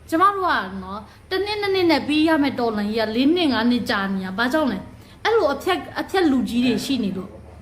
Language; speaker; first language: Burmese; native; Burmese